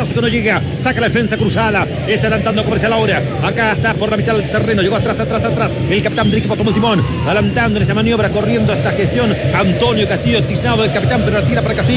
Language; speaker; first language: Spanish; native; Spanish